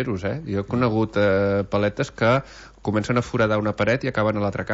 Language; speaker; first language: Catalan; native; Catalan